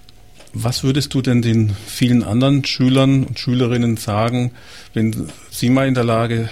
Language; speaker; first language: German; native; German